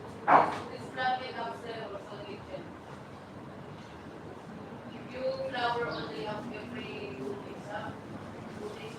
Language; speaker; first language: English; non-native, learner; Filipino